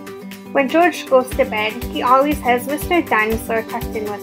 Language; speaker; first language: English; native; English